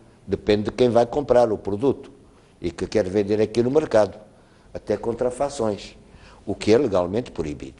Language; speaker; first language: Portuguese; native; Portuguese